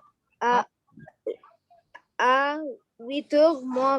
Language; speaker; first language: French; non-native, learner; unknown